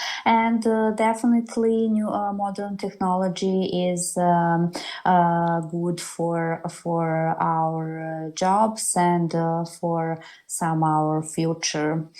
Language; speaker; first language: English; non-native, learner; Serbian